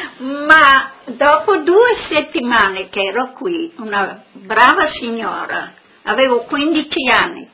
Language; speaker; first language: Italian; non-native, local second language; Friulian